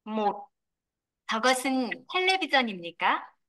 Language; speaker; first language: Korean; non-native, learner; Vietnamese